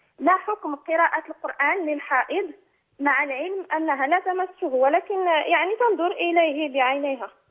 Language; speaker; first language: Arabic; native; Arabic